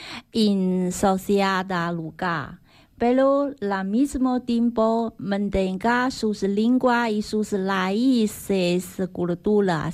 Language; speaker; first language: Spanish; non-native, learner; Chinese